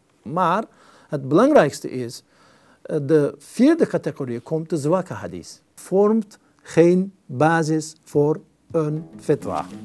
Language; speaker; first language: Dutch; non-native, fluent; Turkish